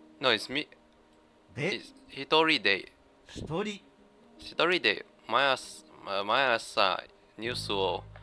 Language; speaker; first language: Japanese; non-native, learner; English